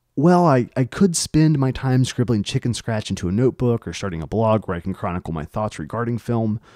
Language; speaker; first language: English; native; English